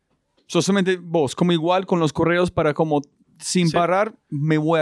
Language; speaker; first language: Spanish; non-native, fluent; English